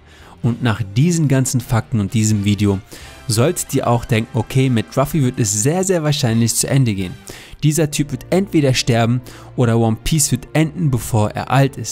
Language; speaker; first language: German; native; German